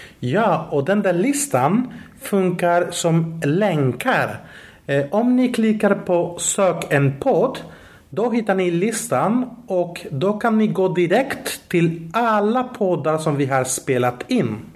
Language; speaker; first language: Swedish; non-native, fluent; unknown